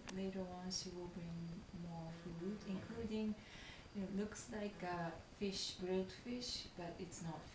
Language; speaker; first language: English; non-native, fluent; Japanese